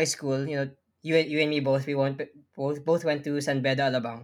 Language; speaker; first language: English; non-native, local second language; Filipino